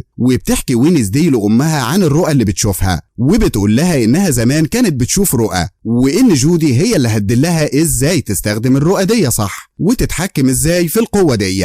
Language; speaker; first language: Arabic; native; Arabic